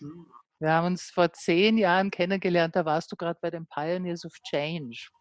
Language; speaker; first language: German; native; German